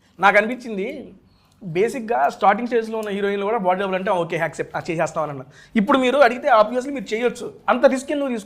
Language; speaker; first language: Telugu; native; Telugu